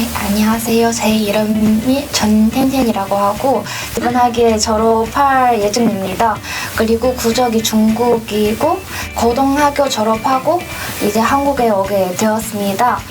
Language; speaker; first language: Korean; non-native, fluent; Chinese